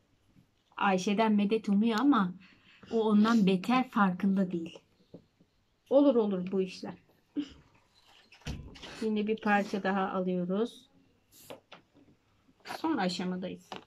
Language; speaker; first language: Turkish; native; Turkish